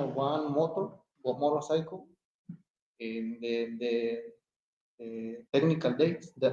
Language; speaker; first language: English; non-native, learner; Spanish